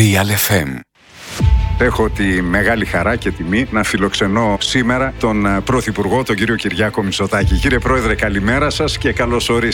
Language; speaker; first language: Greek; native; Greek